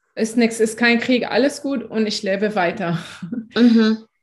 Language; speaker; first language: German; non-native, fluent; Arabic